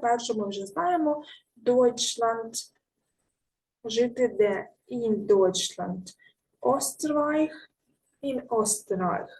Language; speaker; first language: German; non-native, learner; Ukrainian